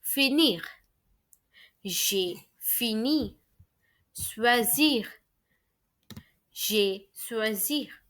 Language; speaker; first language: French; non-native, fluent; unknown